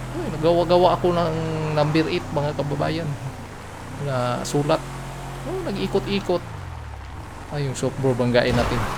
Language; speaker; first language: Filipino; non-native, local second language; Cebuano